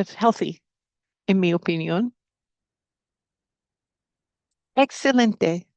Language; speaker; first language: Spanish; non-native, fluent; English